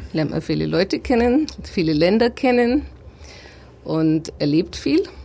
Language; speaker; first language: German; native; German